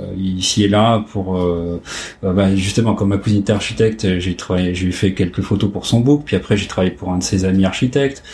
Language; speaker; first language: French; native; French